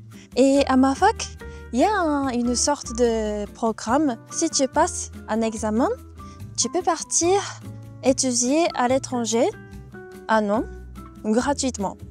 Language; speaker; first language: French; non-native, fluent; Japanese